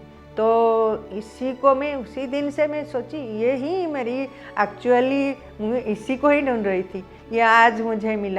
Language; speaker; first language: Hindi; non-native, local second language; Odia